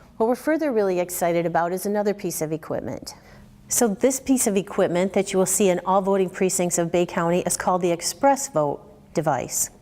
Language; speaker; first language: English; native; English